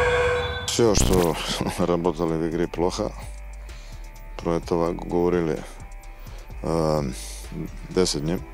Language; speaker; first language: Russian; non-native, fluent; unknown